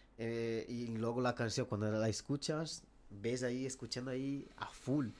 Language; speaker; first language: Spanish; non-native, fluent; Portuguese